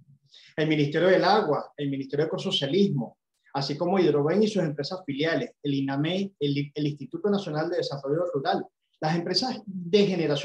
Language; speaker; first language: Spanish; native; Spanish